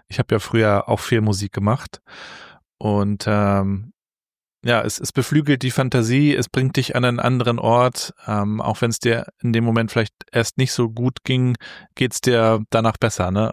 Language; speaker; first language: German; native; German